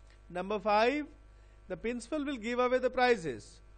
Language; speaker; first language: English; non-native, local second language; Bangla